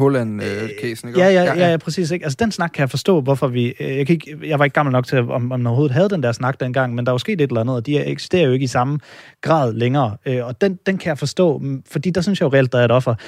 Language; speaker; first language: Danish; native; Danish